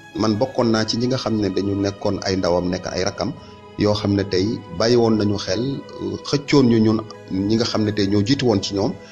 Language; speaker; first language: Wolof; native; Wolof